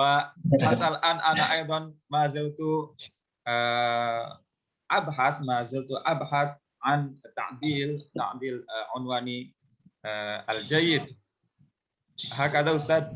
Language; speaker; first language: Arabic; non-native, learner; Indonesian